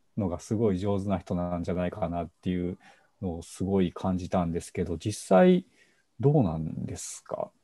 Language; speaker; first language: Japanese; native; Japanese